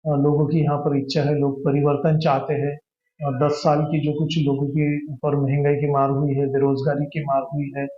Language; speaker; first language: Hindi; non-native, local second language; Marathi